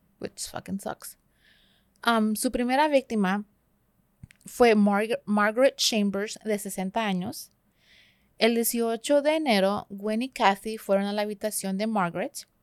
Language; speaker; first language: Spanish; early bilingual, heritage; Spanish